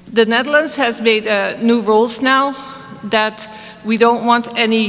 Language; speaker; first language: English; non-native, fluent; Dutch